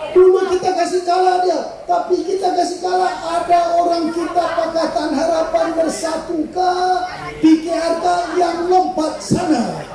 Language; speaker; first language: Malay; non-native, local second language; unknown